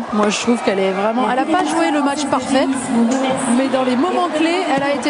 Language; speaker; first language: French; native; French